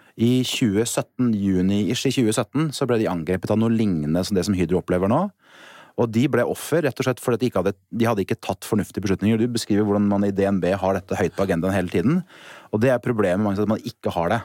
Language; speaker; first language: Norwegian; native; Norwegian